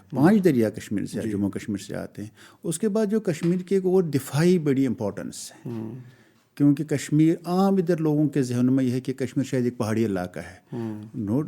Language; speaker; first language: Urdu; non-native, local second language; Kashmiri